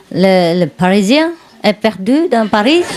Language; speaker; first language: French; non-native, learner; Vietnamese